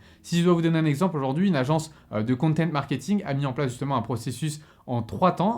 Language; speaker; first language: French; native; French